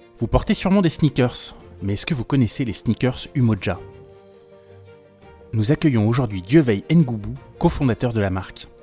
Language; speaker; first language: French; native; French